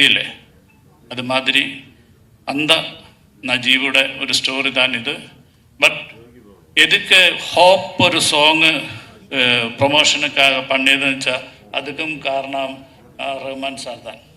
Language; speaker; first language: Tamil; non-native, learner; Malayalam